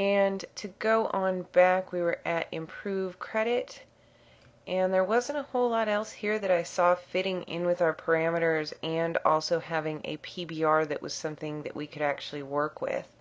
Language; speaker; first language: English; native; English